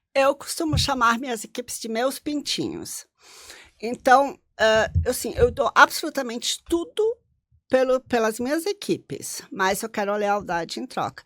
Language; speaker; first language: Portuguese; non-native, local second language; German